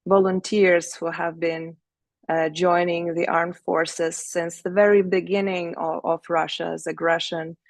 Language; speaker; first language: English; non-native, fluent; Ukrainian